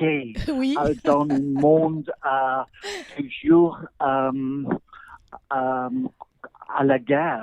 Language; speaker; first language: French; non-native, learner; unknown